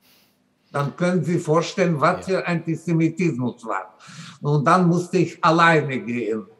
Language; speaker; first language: German; non-native, learner; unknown